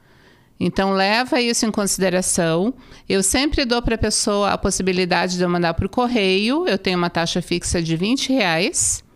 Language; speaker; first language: Portuguese; native; Portuguese